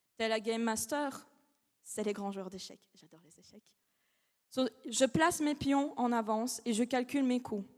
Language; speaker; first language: French; non-native, fluent; Russian